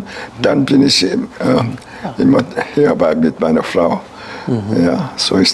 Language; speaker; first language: German; non-native, fluent; Korean